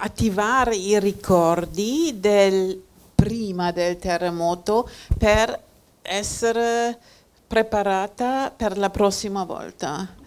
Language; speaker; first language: Italian; non-native, fluent; German